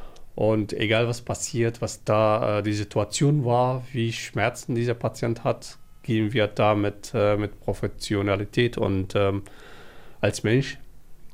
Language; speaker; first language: German; non-native, fluent; Somali